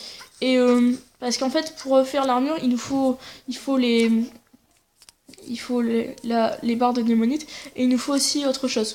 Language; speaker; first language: French; native; French